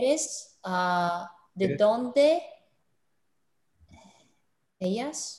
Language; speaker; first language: Spanish; non-native, learner; English